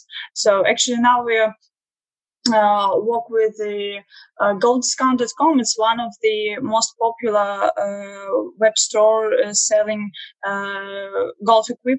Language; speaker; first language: English; non-native, learner; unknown